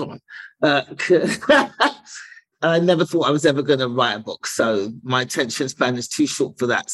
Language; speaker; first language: English; native; English